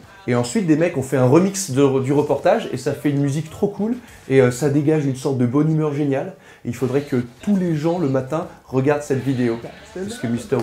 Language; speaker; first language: French; native; French